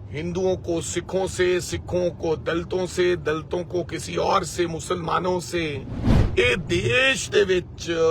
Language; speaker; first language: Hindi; non-native, local second language; Punjabi